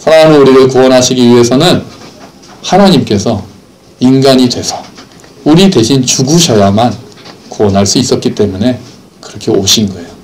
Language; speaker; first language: Korean; native; Korean